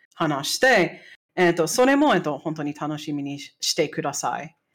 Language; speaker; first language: Japanese; non-native, fluent; English